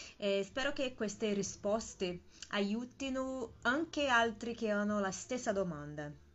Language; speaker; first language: Italian; non-native, learner; Portuguese